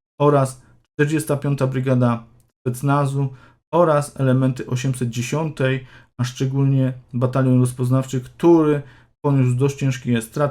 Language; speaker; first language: Polish; native; Polish